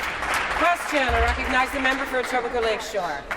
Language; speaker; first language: English; native; English